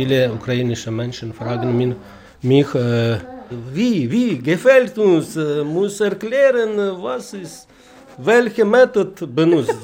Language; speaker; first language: German; non-native, learner; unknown